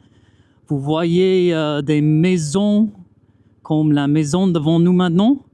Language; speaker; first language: French; non-native, fluent; English